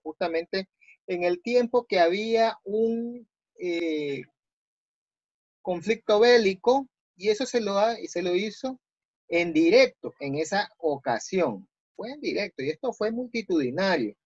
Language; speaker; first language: Spanish; native; Spanish